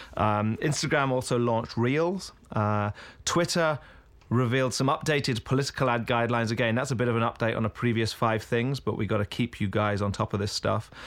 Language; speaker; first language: English; native; English